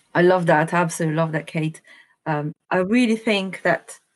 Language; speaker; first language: English; non-native, fluent; Italian